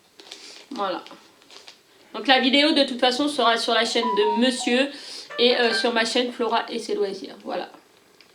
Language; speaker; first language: French; native; French